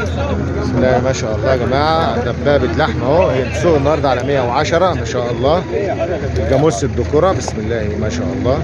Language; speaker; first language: Arabic; native; Arabic